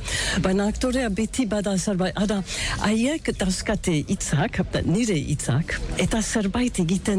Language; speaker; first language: Basque; non-native, learner; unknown